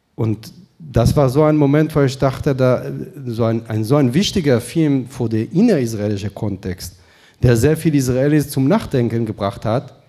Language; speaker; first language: German; non-native, fluent; Hebrew